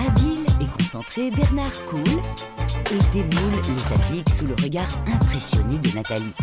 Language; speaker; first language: French; native; French